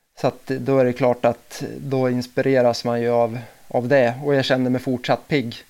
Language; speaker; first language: Swedish; native; Swedish